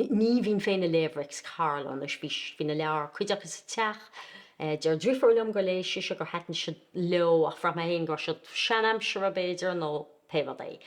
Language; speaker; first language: Irish; native; Irish